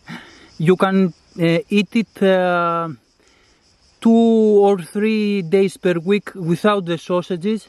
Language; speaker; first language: English; non-native, learner; Greek